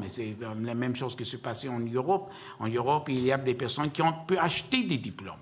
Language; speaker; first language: French; non-native, learner; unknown